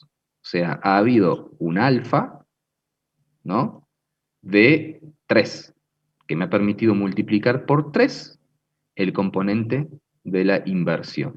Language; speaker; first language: Spanish; native; Spanish